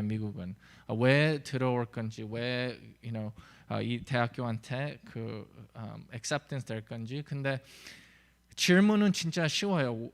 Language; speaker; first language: Korean; early bilingual, heritage; English